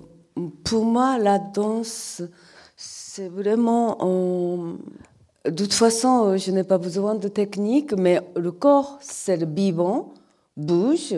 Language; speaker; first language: French; non-native, learner; Japanese